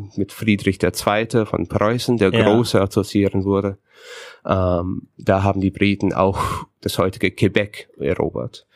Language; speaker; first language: German; non-native, fluent; English